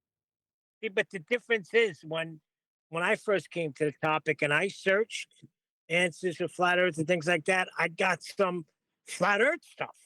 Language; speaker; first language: English; native; English